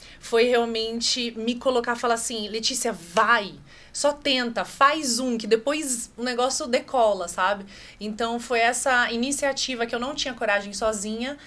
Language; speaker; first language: Portuguese; native; Portuguese